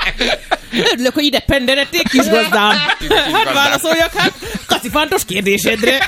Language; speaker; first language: Hungarian; native; Hungarian